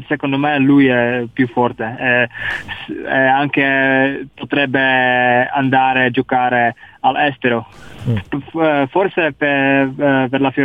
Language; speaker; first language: Italian; non-native, learner; Czech